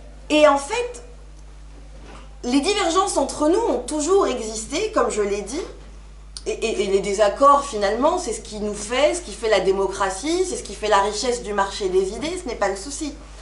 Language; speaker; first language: French; non-native, local second language; Arabic